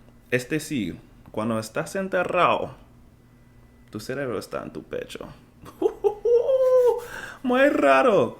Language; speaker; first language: Spanish; non-native, fluent; English